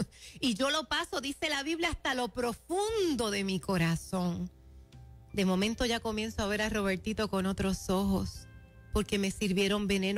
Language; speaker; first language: Spanish; native; Spanish